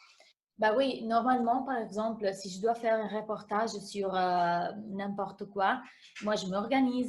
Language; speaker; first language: French; non-native, fluent; Italian